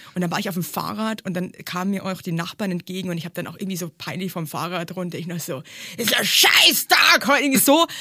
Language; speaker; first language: German; native; German